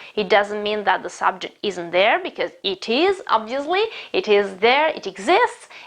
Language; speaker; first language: English; non-native, fluent; Italian